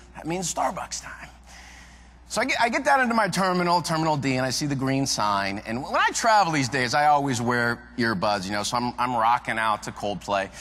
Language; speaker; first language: English; native; English